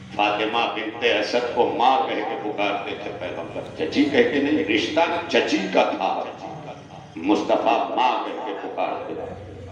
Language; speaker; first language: Urdu; non-native, local second language; Awadhi